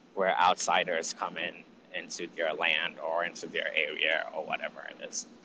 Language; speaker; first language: English; early bilingual, other home language; Akan